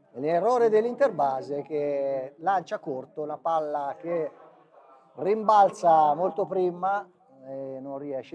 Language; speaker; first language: Italian; native; Italian